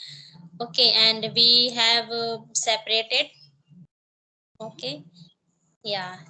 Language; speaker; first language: English; non-native, learner; Hindi